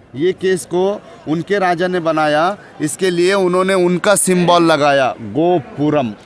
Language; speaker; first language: Hindi; non-native, local second language; Marathi